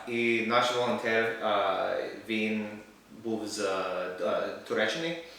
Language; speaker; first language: Ukrainian; non-native, learner; English